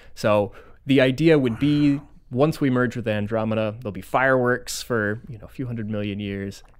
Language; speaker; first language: English; native; English